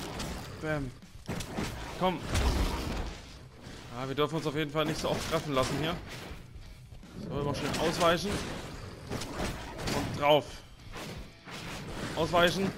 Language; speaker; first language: German; native; German